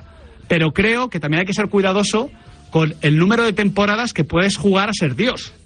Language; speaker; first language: Spanish; native; Spanish